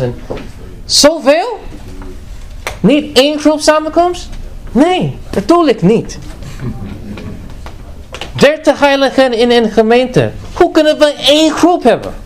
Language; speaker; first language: Dutch; non-native, fluent; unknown